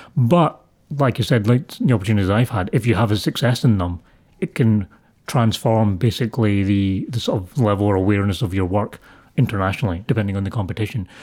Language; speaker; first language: English; native; English